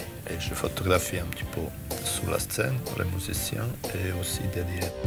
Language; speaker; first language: French; non-native, fluent; Bosnian